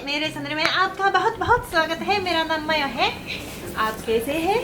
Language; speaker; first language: Hindi; non-native, fluent; Japanese